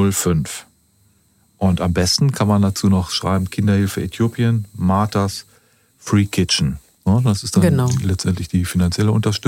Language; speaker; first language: German; native; German